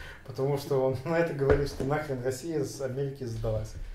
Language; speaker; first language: Russian; native; Russian